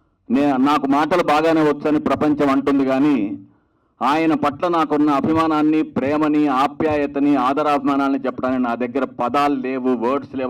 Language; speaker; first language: Telugu; native; Telugu